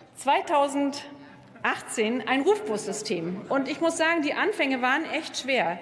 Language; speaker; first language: German; native; German